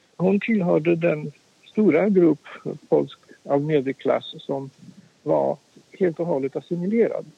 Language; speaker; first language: Swedish; non-native, fluent; Polish